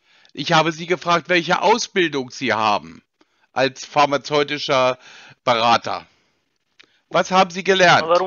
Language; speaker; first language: German; native; German